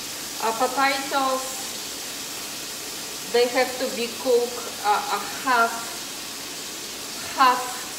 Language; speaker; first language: English; non-native, learner; Polish